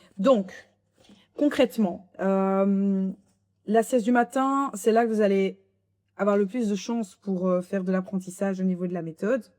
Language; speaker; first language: French; native; French